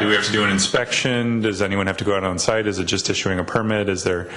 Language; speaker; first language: English; native; English